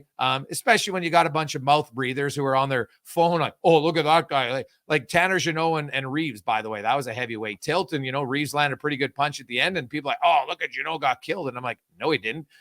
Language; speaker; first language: English; native; English